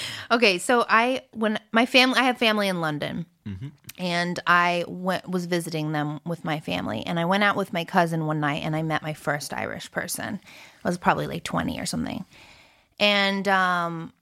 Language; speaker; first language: English; early bilingual, other home language; French